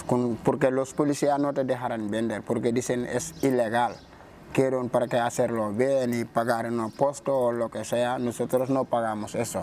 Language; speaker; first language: Spanish; non-native, learner; Wolof